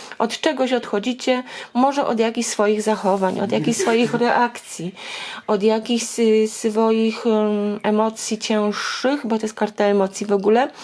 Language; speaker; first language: Polish; native; Polish